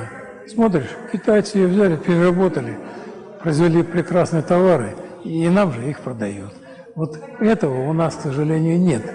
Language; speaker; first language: Russian; native; Russian